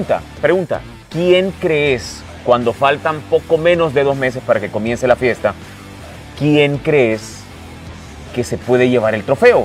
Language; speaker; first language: Spanish; native; Spanish